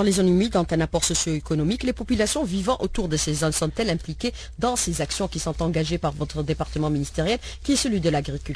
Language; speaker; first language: French; non-native, local second language; Arabic